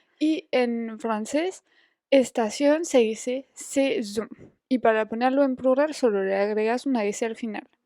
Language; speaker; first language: Spanish; non-native, fluent; French